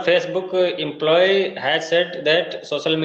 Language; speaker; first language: English; non-native, fluent; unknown